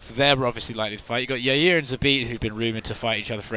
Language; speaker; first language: English; native; English